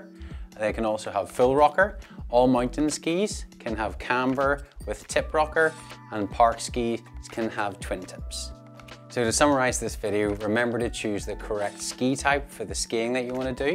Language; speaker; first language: English; native; English